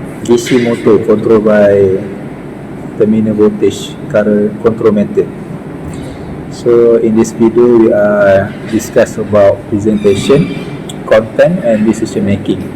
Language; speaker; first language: English; non-native, learner; Malay